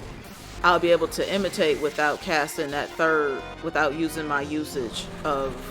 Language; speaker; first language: English; native; English